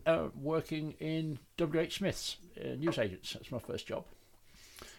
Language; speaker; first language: English; native; English